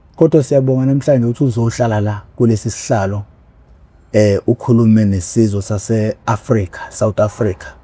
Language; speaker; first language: Zulu; native; Zulu